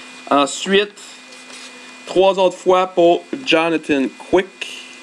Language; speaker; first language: French; native; French